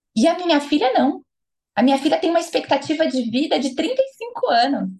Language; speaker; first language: Portuguese; native; Portuguese